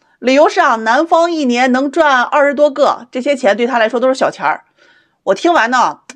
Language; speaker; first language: Chinese; native; Chinese